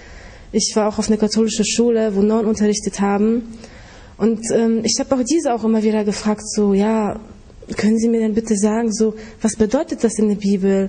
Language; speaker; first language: German; early bilingual, other home language; Polish